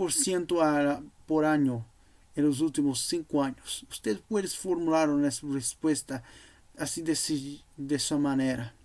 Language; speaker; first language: Portuguese; non-native, learner; Spanish